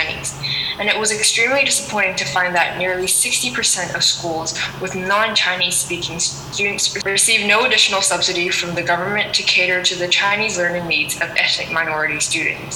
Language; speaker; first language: English; non-native, local second language; Cantonese